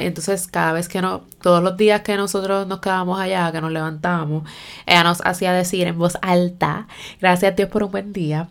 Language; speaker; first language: Spanish; native; Spanish